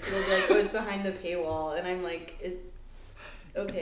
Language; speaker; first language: English; native; English